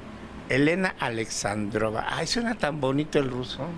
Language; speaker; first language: Spanish; native; Spanish